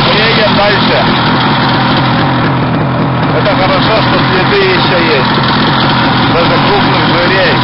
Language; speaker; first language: Russian; native; Russian